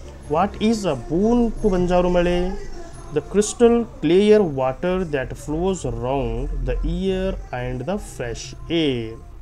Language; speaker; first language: Urdu; native; Urdu